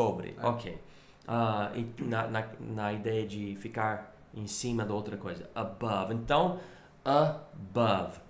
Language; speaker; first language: Portuguese; non-native, fluent; English